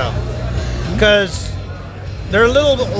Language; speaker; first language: English; native; English